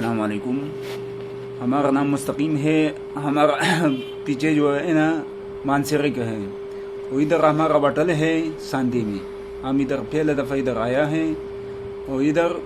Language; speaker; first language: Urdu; non-native, local second language; Pashto